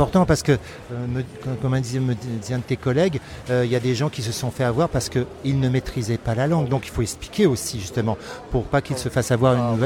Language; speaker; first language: French; native; French